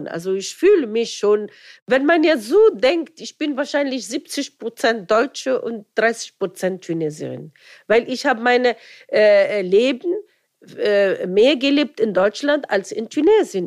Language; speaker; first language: German; non-native, fluent; Arabic